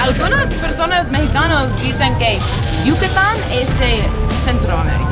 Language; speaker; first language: Spanish; non-native, learner; English